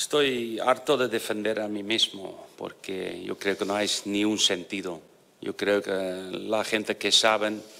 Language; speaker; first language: Spanish; non-native, fluent; Dutch